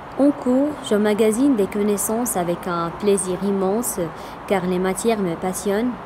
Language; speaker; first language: French; non-native, local second language; Arabic